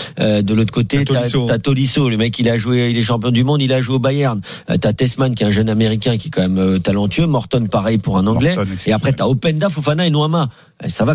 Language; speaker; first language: French; native; French